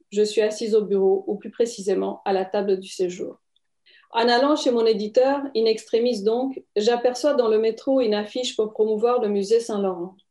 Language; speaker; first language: French; non-native, fluent; Romanian